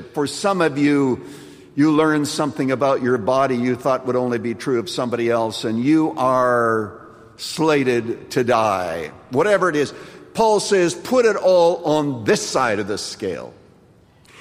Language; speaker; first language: English; native; English